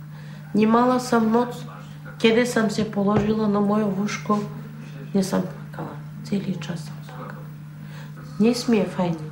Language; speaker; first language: Polish; non-native, learner; Turkish